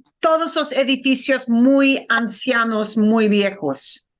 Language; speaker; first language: Spanish; non-native, fluent; English